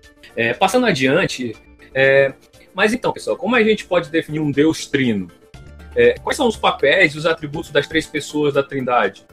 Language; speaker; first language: Portuguese; native; Portuguese